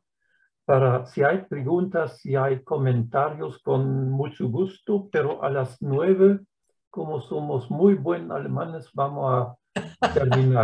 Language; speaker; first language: Spanish; non-native, fluent; German